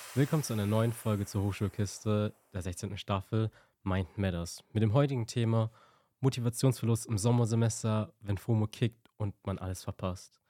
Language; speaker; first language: German; native; German